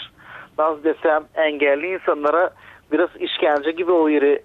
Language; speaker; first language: Turkish; non-native, learner; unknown